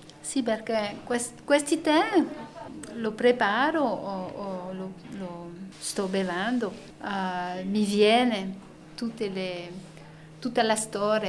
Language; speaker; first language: Italian; non-native, learner; French